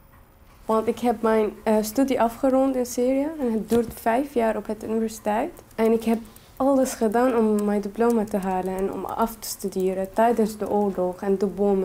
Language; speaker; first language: Dutch; non-native, fluent; Arabic